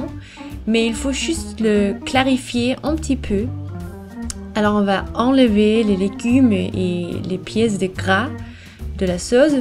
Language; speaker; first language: French; non-native, fluent; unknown